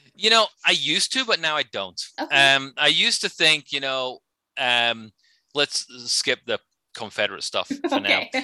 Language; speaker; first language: English; native; English